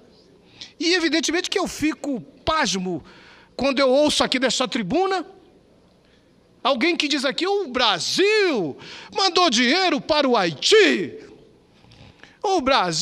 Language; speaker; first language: Portuguese; native; Portuguese